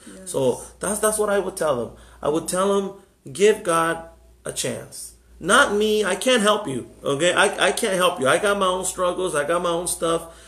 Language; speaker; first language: English; early bilingual, other home language; Spanish